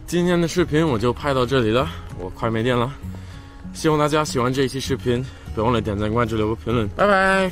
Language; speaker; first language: Chinese; early bilingual, other home language; English